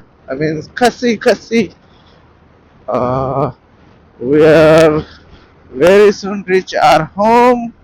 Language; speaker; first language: English; non-native, local second language; Bangla